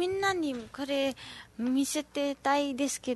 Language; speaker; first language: Japanese; non-native, learner; Nepali